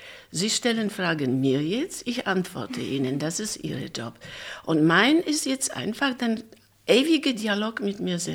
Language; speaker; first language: German; non-native, fluent; Polish